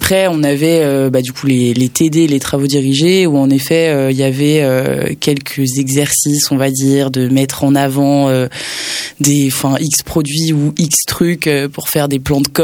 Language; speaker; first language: French; native; French